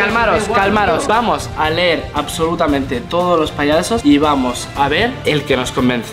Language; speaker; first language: Spanish; native; Spanish